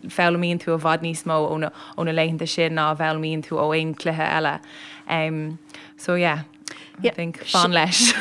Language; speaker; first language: Irish; non-native, local second language; English